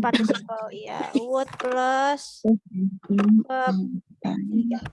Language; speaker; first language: English; non-native, fluent; Indonesian